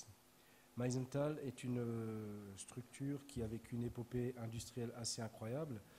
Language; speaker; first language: French; native; French